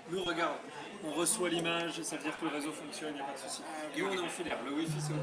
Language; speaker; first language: French; native; French